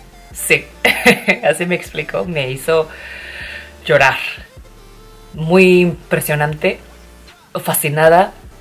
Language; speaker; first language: Spanish; non-native, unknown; Japanese